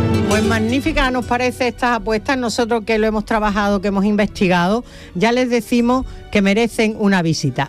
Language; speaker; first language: Spanish; native; Spanish